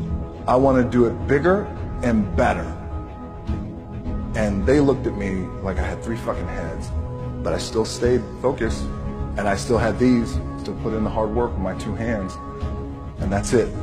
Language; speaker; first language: English; native; English